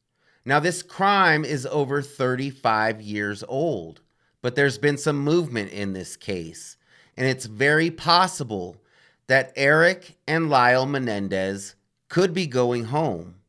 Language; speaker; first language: English; native; English